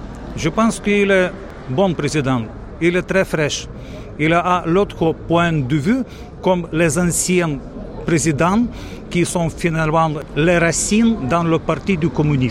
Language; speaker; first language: French; non-native, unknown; Ukrainian